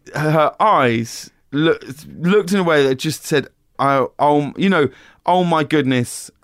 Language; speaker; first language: English; native; English